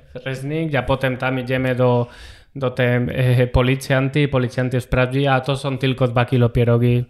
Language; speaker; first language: Polish; non-native, learner; Spanish